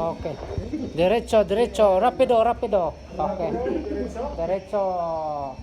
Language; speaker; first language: Spanish; non-native, learner; Filipino